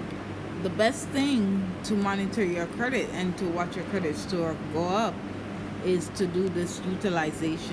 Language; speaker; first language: English; native; English